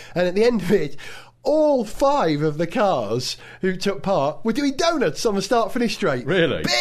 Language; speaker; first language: English; native; English